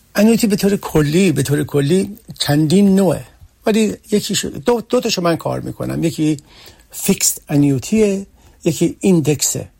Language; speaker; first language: Persian; early bilingual, heritage; Persian